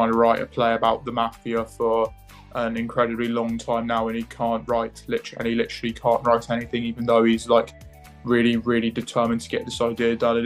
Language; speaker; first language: English; native; English